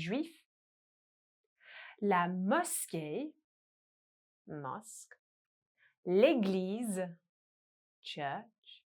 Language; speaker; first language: French; non-native, fluent; English